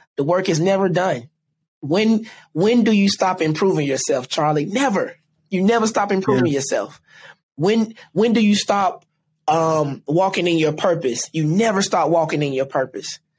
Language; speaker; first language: English; native; English